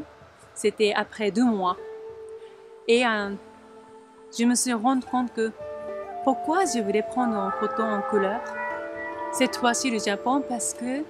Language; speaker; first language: French; non-native, learner; Japanese